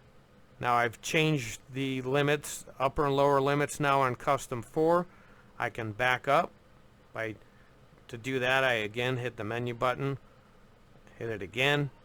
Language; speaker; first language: English; native; English